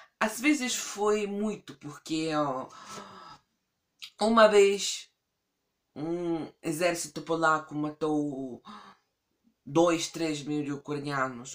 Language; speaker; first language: Portuguese; non-native, fluent; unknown